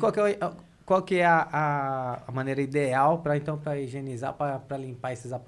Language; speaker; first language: Portuguese; native; Portuguese